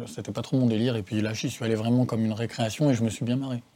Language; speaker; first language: French; native; French